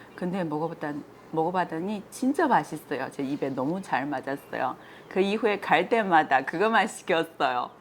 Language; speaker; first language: Korean; non-native, fluent; Chinese